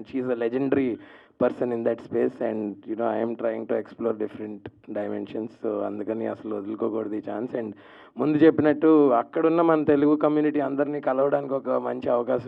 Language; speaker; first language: Telugu; native; Telugu